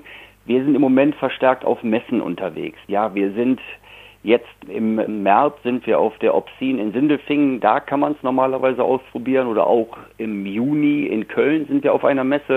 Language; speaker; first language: German; native; German